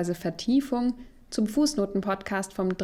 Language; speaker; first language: German; native; German